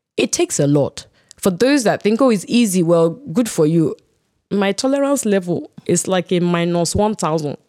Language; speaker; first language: English; non-native, local second language; Yoruba